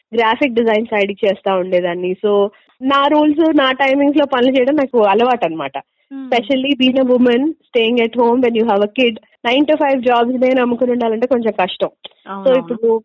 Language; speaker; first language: Telugu; native; Telugu